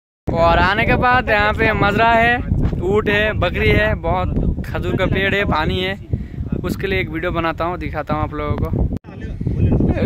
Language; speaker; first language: Hindi; non-native, local second language; Bangla